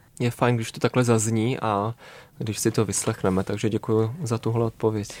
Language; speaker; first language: Czech; native; Czech